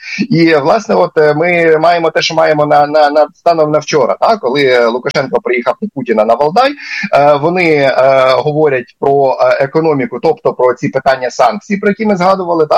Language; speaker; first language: Ukrainian; native; Ukrainian